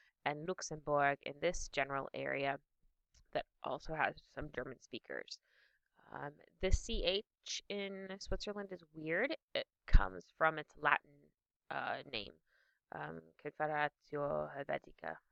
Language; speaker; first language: English; native; English